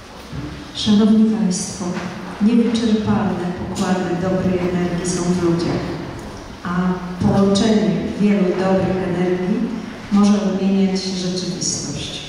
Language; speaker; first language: Polish; native; Polish